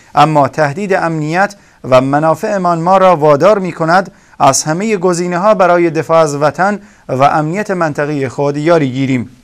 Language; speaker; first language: Persian; non-native, local second language; Kurdish